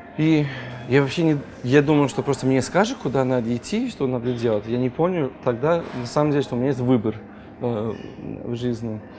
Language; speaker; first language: Russian; non-native, fluent; English